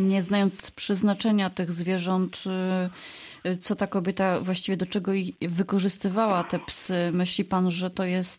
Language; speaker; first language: Polish; native; Polish